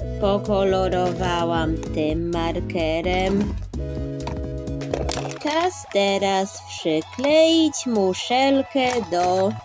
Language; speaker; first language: Polish; early bilingual, heritage; Polish